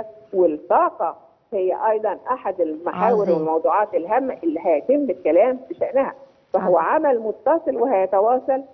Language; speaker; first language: Arabic; native; Arabic